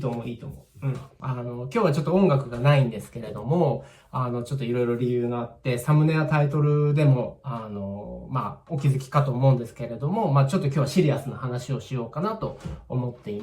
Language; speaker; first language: Japanese; native; Japanese